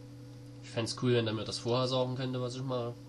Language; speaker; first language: German; native; German